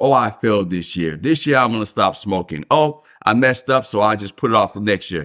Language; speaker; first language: English; native; English